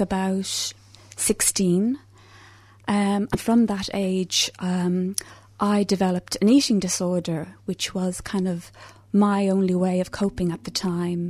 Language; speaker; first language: English; native; English